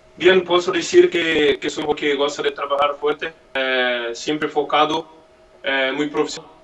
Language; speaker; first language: Spanish; non-native, learner; Portuguese